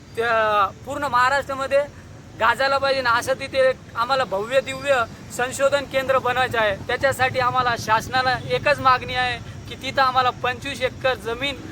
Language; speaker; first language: Marathi; non-native, local second language; Lambadi